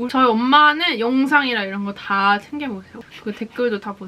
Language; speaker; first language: Korean; native; Korean